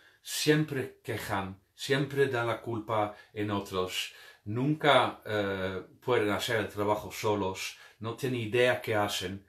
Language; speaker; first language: Spanish; non-native, fluent; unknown